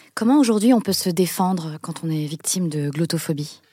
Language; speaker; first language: French; native; French